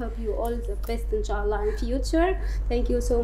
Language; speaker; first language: English; non-native, fluent; Arabic